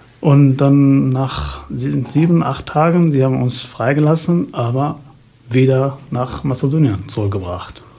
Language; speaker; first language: German; non-native, fluent; Arabic